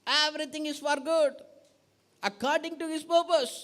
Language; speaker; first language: English; non-native, local second language; Tamil